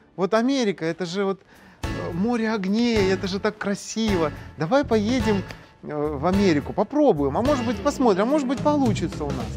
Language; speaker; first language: Russian; native; Russian